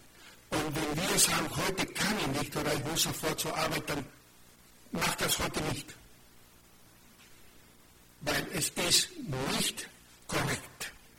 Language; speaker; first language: German; non-native, fluent; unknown